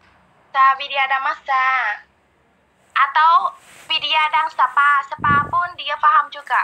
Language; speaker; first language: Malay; non-native, learner; Vietnamese